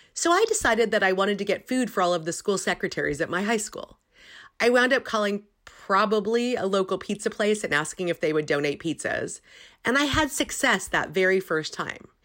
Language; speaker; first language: English; native; English